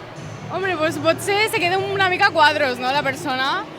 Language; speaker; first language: Catalan; non-native, local second language; Spanish